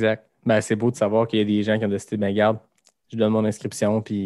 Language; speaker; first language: French; native; French